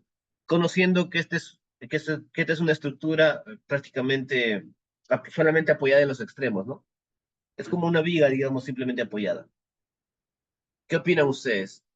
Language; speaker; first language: Spanish; native; Spanish